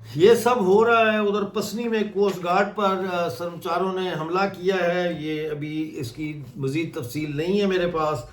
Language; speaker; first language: Urdu; non-native, local second language; Punjabi